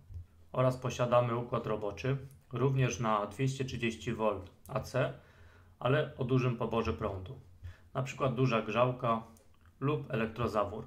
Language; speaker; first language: Polish; native; Polish